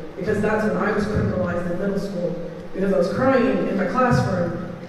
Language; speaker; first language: English; native; English